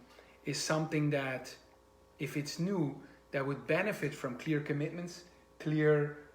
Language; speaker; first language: English; non-native, fluent; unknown